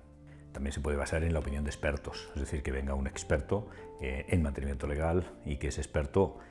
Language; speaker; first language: Spanish; native; Spanish